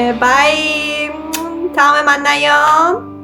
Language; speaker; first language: Korean; non-native, learner; Persian